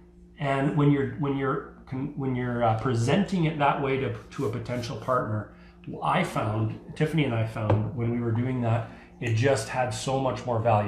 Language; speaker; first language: English; native; English